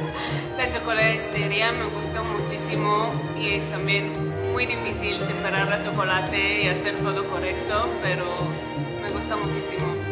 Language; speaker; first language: Spanish; non-native, learner; Hebrew